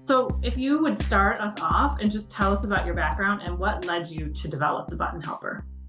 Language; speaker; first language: English; native; English